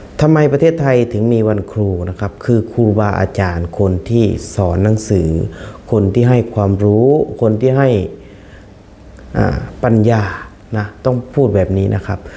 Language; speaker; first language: Thai; non-native, fluent; Khmer